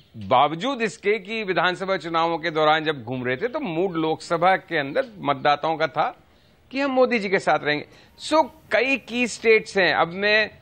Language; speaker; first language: Hindi; native; Hindi